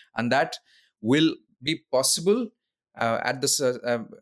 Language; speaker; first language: English; non-native, local second language; Odia